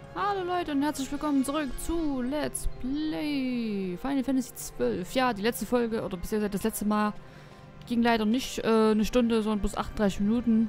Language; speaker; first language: German; native; German